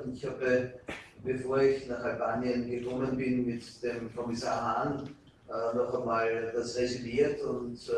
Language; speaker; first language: German; native; German